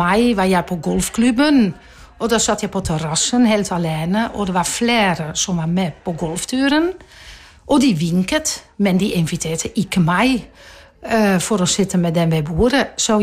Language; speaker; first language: Norwegian; non-native, fluent; Dutch